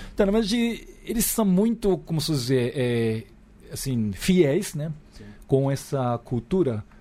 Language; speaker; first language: Portuguese; non-native, fluent; Japanese